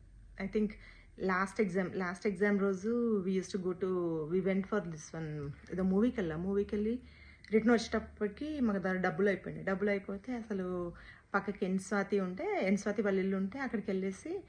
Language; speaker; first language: Telugu; native; Telugu